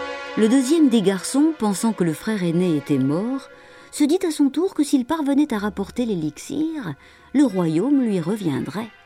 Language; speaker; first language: French; native; French